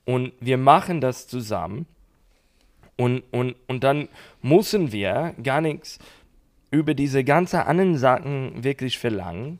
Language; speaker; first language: German; non-native, learner; English